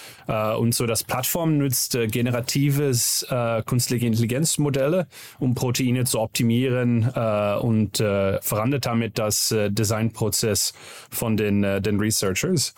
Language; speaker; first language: German; non-native, learner; Dutch